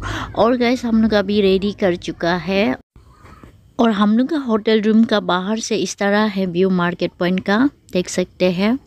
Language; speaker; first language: Hindi; non-native, local second language; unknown